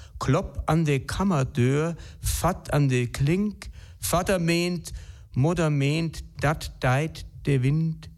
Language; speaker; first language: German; native; German